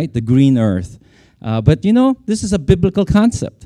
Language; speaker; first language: English; non-native, local second language; Filipino